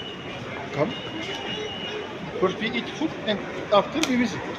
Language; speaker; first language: English; non-native, learner; Turkish